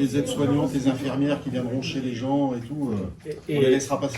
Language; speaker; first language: French; native; French